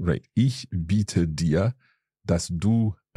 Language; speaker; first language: German; non-native, fluent; English